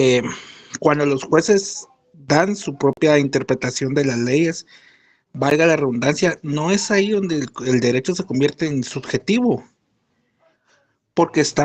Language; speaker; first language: Spanish; native; Spanish